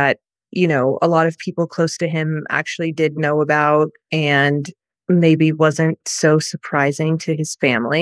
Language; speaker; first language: English; native; English